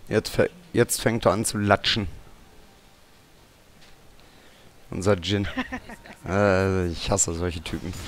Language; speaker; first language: German; native; German